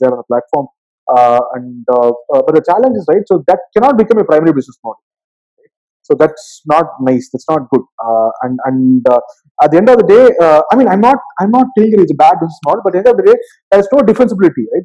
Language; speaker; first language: English; non-native, local second language; Tamil